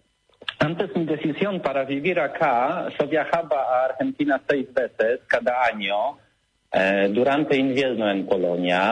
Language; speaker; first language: Spanish; non-native, learner; Polish